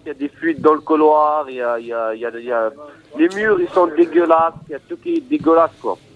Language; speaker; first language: French; non-native, local second language; Arabic